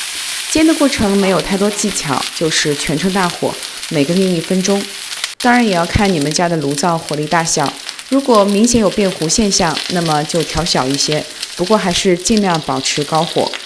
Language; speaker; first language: Chinese; native; Chinese